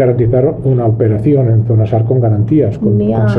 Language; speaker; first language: Spanish; native; Spanish